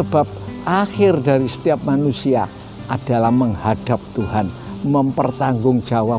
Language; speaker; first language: Indonesian; native; Indonesian